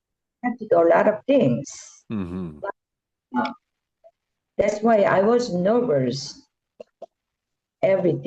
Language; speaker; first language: English; non-native, learner; Korean